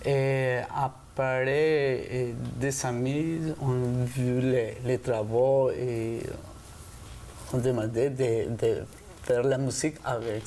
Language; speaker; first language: French; non-native, fluent; Spanish